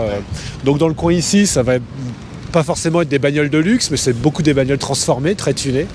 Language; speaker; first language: French; native; French